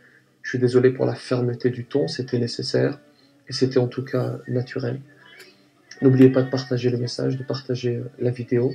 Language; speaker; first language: French; native; French